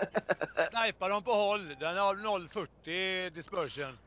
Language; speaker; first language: Swedish; native; Swedish